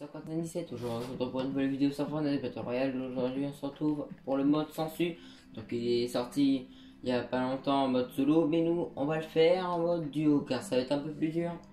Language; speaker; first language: French; native; French